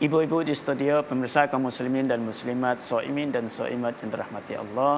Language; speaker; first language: Indonesian; native; Indonesian